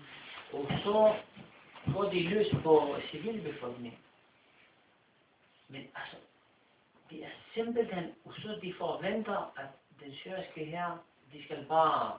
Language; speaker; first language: Danish; non-native, fluent; Arabic